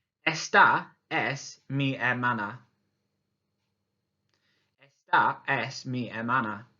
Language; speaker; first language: Spanish; non-native, fluent; English